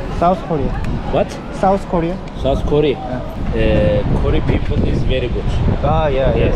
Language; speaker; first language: English; non-native, learner; Korean